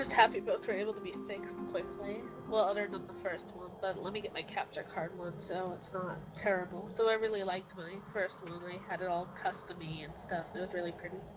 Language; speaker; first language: English; native; English